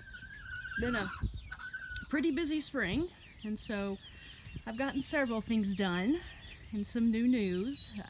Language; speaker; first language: English; native; English